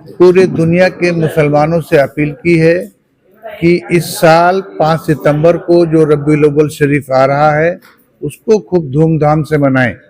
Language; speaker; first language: Urdu; native; Urdu